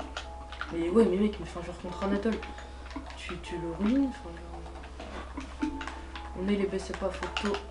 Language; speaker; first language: French; native; French